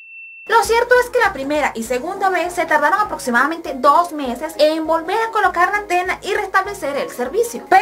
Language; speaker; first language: Spanish; native; Spanish